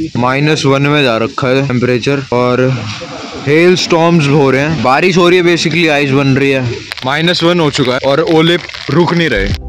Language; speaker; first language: Hindi; native; Hindi